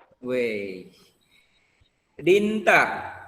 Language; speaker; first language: English; non-native, learner; Indonesian